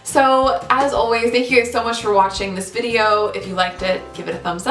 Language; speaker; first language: English; native; English